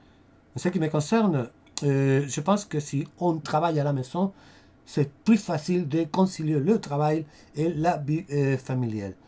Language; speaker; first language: French; non-native, fluent; Spanish